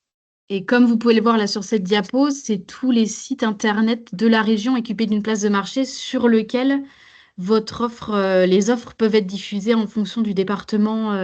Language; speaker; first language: French; native; French